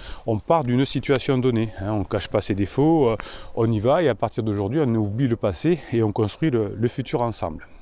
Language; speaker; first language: French; native; French